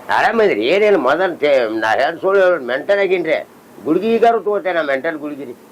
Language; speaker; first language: Kannada; native; Kannada